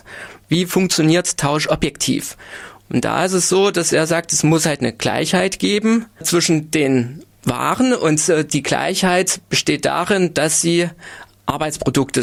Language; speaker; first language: German; native; German